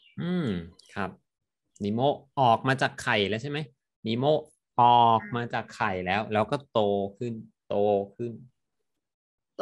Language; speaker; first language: Thai; native; Thai